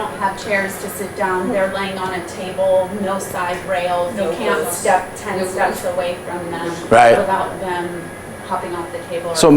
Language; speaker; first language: English; native; English